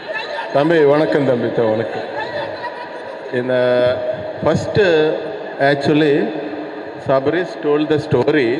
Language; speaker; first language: Tamil; non-native, learner; Telugu